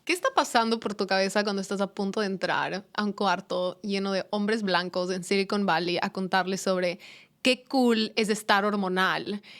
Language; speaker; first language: Spanish; native; Spanish